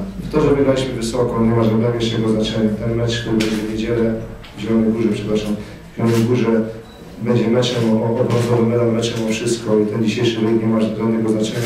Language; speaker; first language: Polish; native; Polish